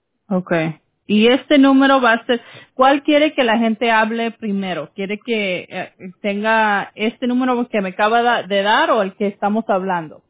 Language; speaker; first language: Spanish; early bilingual, heritage; Spanish